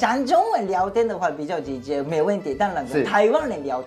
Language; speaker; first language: Chinese; non-native, fluent; Japanese